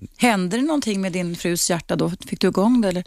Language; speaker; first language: Swedish; native; Swedish